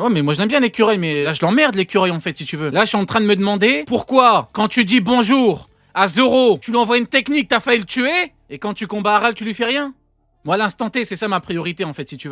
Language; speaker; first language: French; native; French